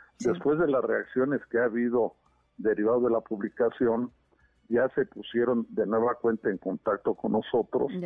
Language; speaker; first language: Spanish; native; Spanish